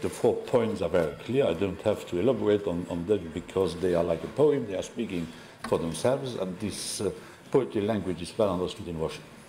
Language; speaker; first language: English; non-native, fluent; Luxembourgish